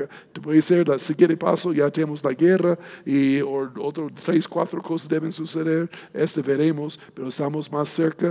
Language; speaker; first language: Spanish; non-native, fluent; English